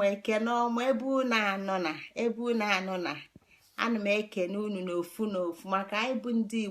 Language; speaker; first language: Igbo; native; Igbo